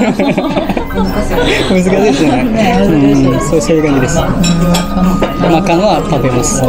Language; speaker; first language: Japanese; non-native, learner; Indonesian